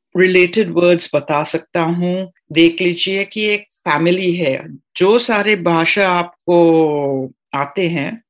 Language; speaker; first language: Hindi; non-native, fluent; English